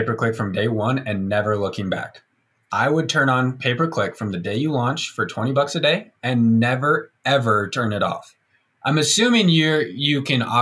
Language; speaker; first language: English; native; English